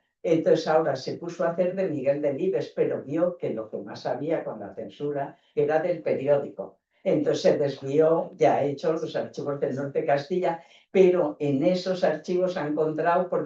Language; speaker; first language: Spanish; native; Spanish